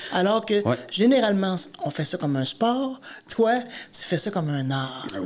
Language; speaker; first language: French; native; French